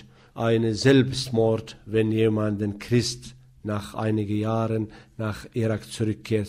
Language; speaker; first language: German; non-native, fluent; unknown